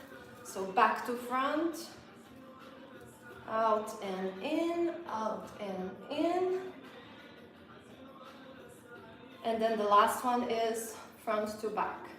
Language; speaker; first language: English; non-native, fluent; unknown